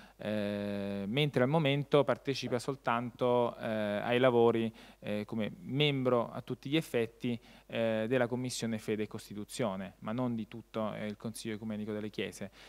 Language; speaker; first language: Italian; native; Italian